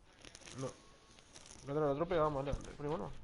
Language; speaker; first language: Spanish; native; Spanish